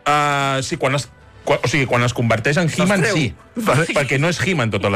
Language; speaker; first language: Catalan; native; Catalan